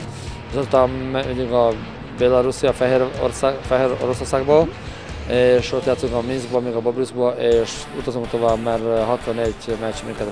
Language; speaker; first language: Hungarian; non-native, learner; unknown